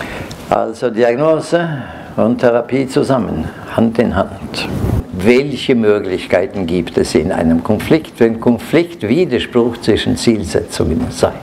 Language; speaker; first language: German; non-native, fluent; Norwegian